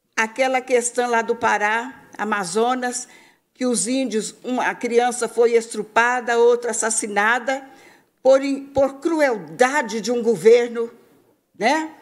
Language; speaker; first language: Portuguese; native; Portuguese